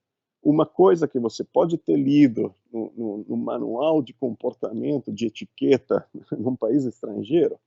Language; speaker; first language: Portuguese; non-native, fluent; Italian